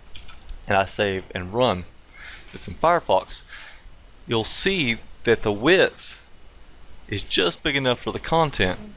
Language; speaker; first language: English; native; English